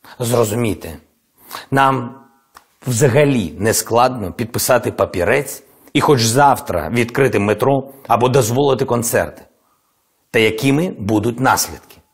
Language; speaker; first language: Ukrainian; non-native, local second language; Russian